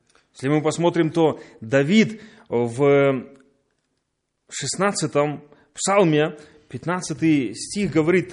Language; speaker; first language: Polish; non-native, learner; Russian